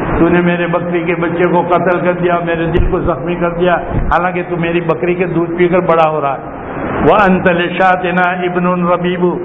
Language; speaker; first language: Urdu; non-native, local second language; Gujarati